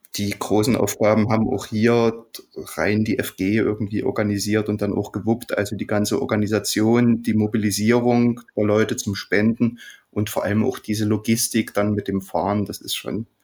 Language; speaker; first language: German; native; German